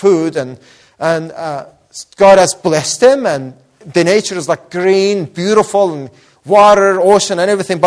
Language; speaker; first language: English; non-native, fluent; Persian